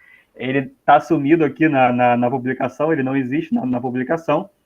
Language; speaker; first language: Portuguese; native; Portuguese